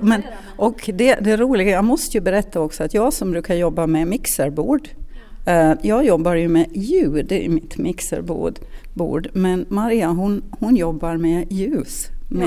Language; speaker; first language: Swedish; native; Swedish